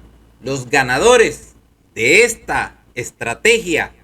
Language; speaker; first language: Spanish; native; Spanish